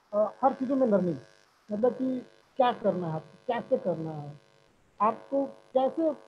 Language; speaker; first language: Hindi; native; Hindi